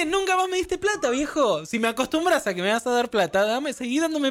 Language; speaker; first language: Spanish; native; Spanish